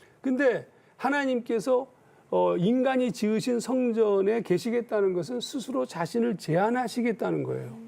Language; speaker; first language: Korean; native; Korean